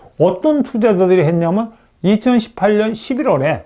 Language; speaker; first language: Korean; native; Korean